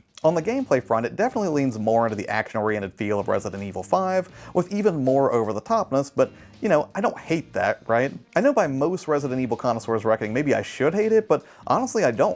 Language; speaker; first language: English; native; English